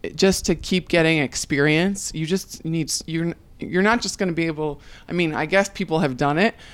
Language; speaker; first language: English; native; English